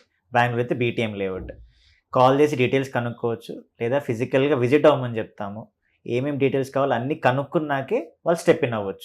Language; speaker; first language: Telugu; native; Telugu